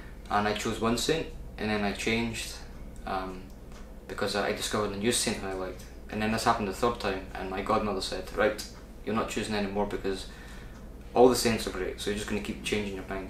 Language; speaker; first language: English; native; English